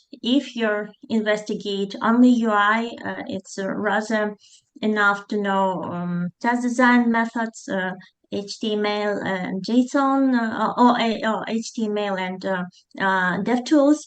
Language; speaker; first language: English; non-native, fluent; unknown